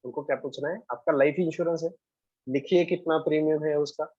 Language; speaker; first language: Hindi; non-native, local second language; Marathi